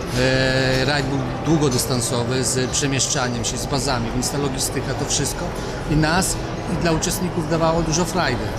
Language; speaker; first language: Polish; native; Polish